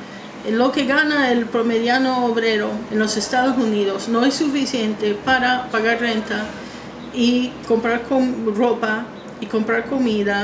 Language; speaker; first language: Spanish; non-native, fluent; English